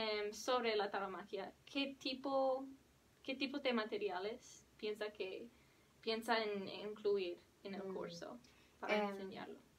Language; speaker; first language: Spanish; non-native, learner; English